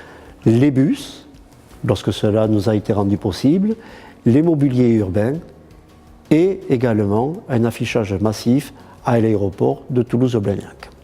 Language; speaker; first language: French; native; French